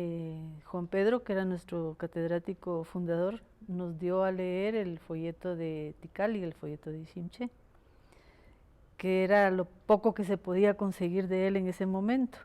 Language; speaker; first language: Spanish; native; Spanish